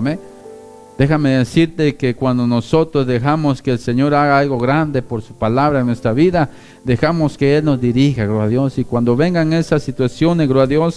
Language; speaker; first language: Spanish; native; Spanish